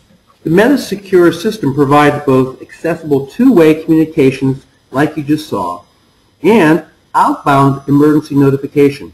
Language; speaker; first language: English; native; English